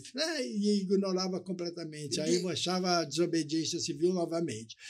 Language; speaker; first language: Portuguese; native; Portuguese